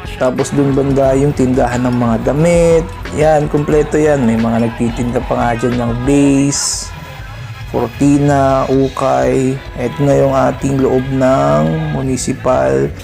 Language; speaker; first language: Filipino; non-native, local second language; Pangasinan